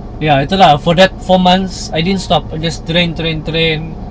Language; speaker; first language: English; non-native, local second language; Malay